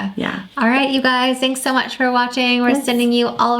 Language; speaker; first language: English; native; English